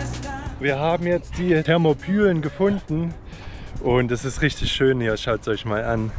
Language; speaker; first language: German; native; German